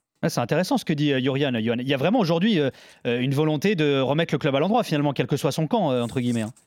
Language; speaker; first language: French; native; French